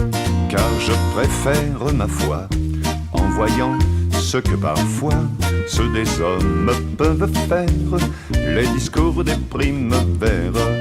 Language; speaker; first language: French; native; French